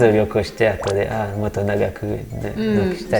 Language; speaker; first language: Japanese; non-native, learner; French